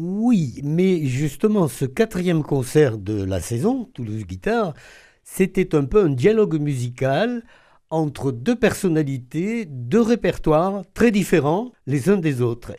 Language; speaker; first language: French; native; French